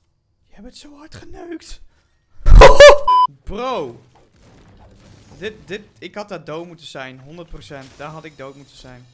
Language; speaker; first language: Dutch; native; Dutch